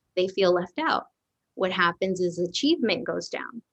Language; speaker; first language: English; native; English